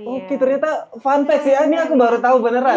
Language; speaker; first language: Indonesian; native; Indonesian